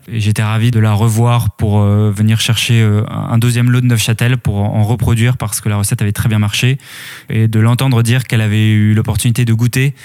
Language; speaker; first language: French; native; French